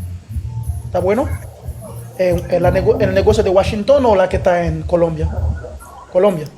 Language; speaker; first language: Spanish; non-native, fluent; Haitian Creole